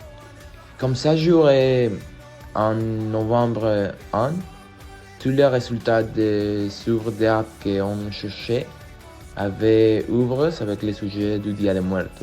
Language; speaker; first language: French; non-native, learner; Spanish